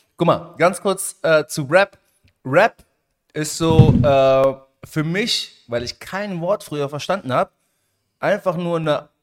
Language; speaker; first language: German; early bilingual, other home language; Arabic